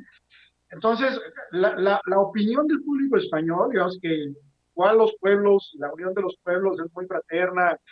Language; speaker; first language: Spanish; native; Spanish